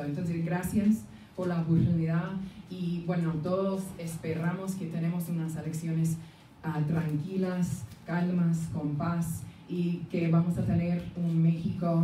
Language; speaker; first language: Spanish; non-native, fluent; English